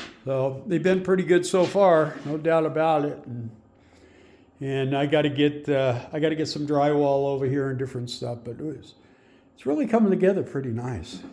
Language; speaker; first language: English; native; English